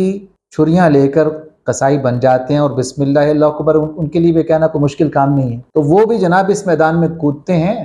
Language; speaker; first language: Urdu; native; Urdu